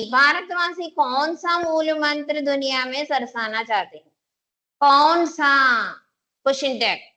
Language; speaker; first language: Hindi; non-native, local second language; Telugu